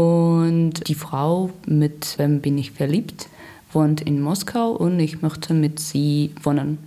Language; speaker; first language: German; non-native, learner; Russian